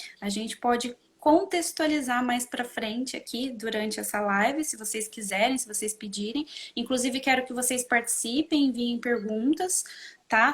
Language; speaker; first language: Portuguese; native; Portuguese